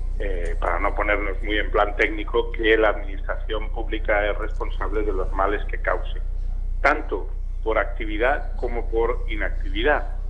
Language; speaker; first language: Spanish; native; Spanish